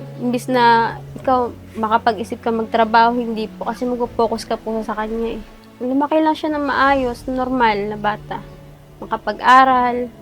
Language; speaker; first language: Filipino; non-native, local second language; Bikol